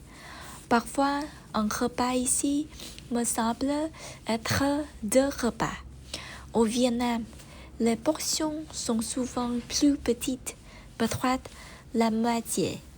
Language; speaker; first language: French; non-native, learner; Vietnamese